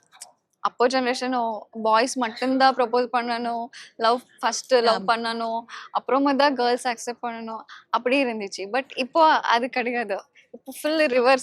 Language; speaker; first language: Tamil; non-native, learner; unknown